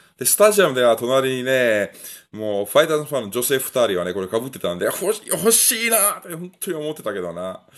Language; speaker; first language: Japanese; non-native, fluent; Italian